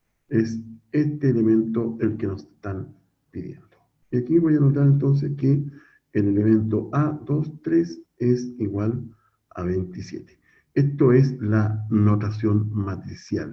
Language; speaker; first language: Spanish; native; Spanish